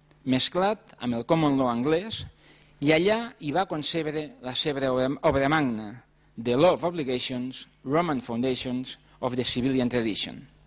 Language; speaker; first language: Catalan; native; Catalan